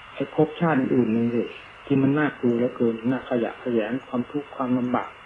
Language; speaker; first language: Thai; native; Thai